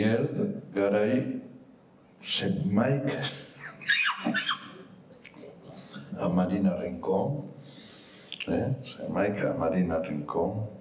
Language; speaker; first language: French; non-native, fluent; Spanish